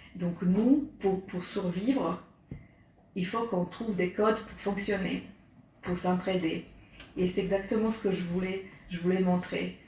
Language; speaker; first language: French; non-native, fluent; Serbian